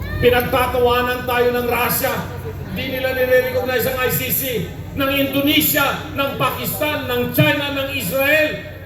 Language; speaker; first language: Filipino; non-native, local second language; Iloko